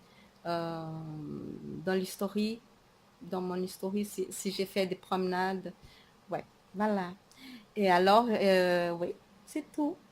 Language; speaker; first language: French; non-native, fluent; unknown